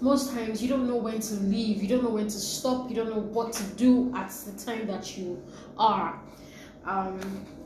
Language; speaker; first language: English; non-native, local second language; Yoruba